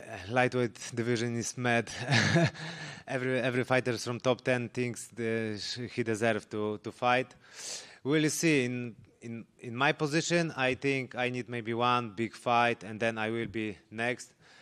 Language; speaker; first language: English; non-native, learner; Polish